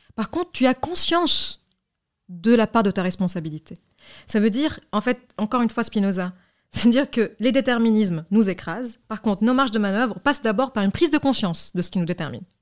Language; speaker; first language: French; non-native, local second language; Arabic